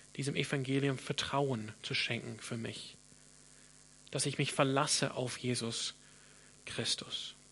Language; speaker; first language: German; non-native, fluent; English